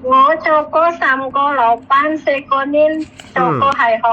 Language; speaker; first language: Cantonese; non-native, learner; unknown